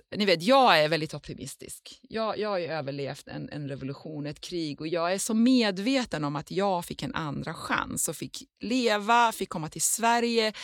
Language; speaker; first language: Swedish; non-native, fluent; Persian